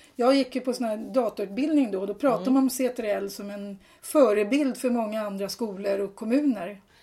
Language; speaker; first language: Swedish; native; Swedish